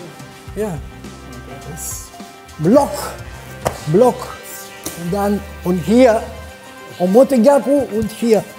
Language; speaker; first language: German; non-native, fluent; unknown